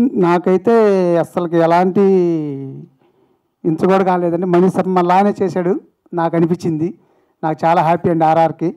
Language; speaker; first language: Telugu; native; Telugu